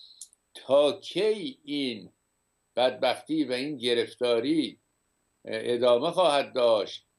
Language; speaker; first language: Persian; native; Persian